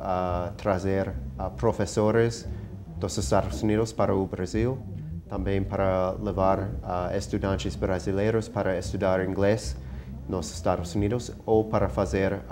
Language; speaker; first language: Portuguese; non-native, fluent; English